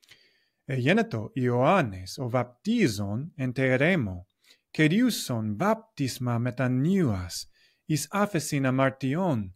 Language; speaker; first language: Greek; non-native, fluent; English